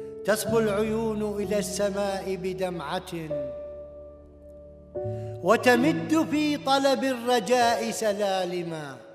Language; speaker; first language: Arabic; native; Arabic